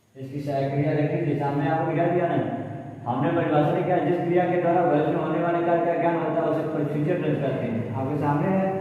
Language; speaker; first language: Hindi; native; Hindi